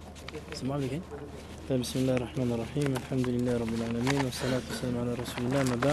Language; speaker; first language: Arabic; non-native, fluent; French